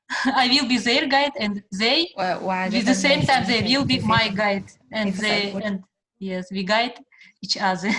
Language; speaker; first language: English; non-native, fluent; Russian